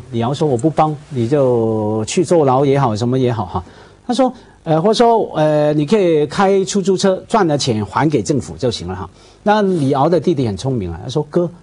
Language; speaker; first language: Chinese; non-native, fluent; Cantonese